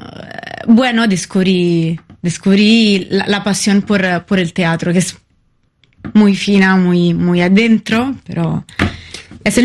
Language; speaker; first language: Spanish; non-native, fluent; Italian